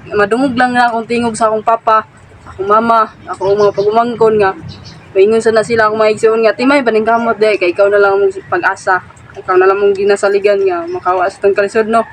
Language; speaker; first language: Cebuano; non-native, local second language; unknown